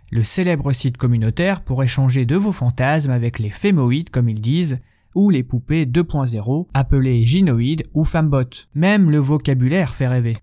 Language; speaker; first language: French; native; French